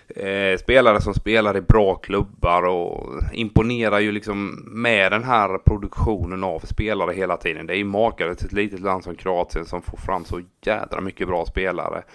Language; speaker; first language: Swedish; native; Swedish